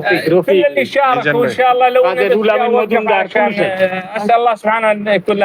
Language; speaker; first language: Arabic; native; Arabic